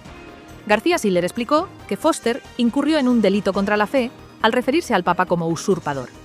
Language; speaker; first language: Spanish; native; Spanish